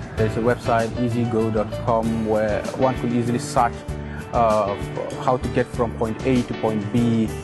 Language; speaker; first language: English; non-native, local second language; Hausa